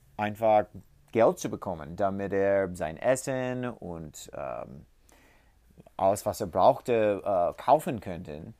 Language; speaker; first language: German; non-native, learner; English